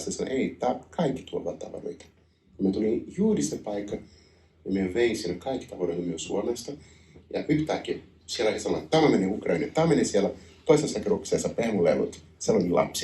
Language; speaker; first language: Finnish; non-native, learner; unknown